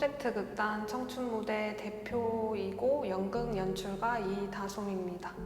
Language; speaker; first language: Korean; native; Korean